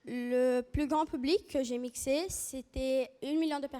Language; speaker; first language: French; non-native, fluent; Portuguese